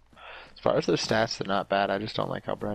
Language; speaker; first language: English; native; English